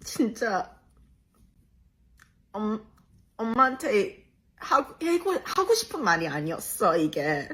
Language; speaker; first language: Korean; early bilingual, heritage; English